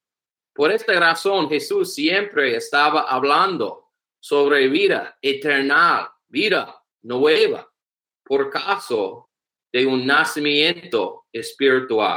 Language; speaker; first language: Spanish; non-native, learner; English